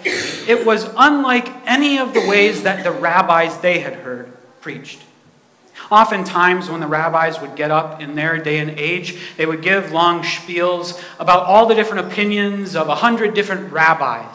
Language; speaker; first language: English; native; English